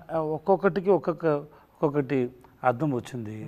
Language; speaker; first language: Telugu; non-native, local second language; Tamil